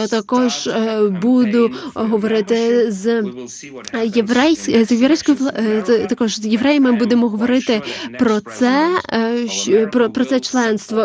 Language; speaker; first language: Ukrainian; non-native, learner; Lithuanian